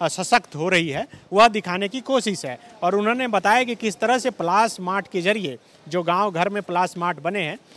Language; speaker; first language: Hindi; native; Hindi